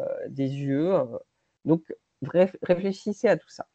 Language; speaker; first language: French; native; French